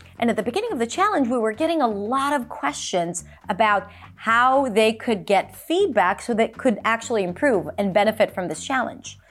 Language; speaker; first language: English; non-native, fluent; Hebrew